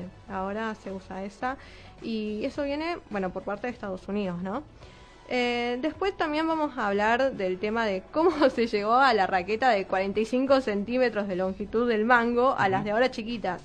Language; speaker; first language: Spanish; native; Spanish